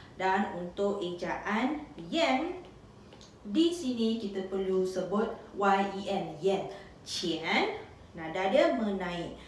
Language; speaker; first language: Malay; native; Malay